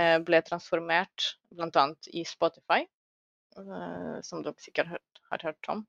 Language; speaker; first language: Norwegian; non-native, fluent; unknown